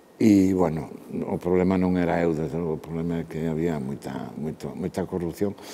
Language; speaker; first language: Galician; non-native, local second language; Spanish